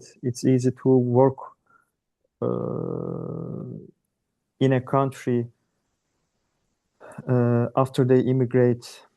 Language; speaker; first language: English; non-native, learner; Turkish